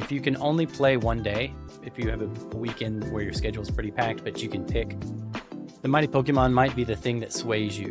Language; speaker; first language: English; native; English